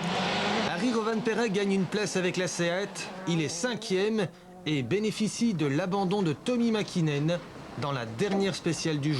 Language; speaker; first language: French; native; French